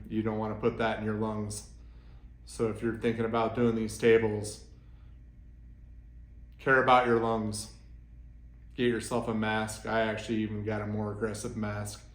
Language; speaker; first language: English; native; English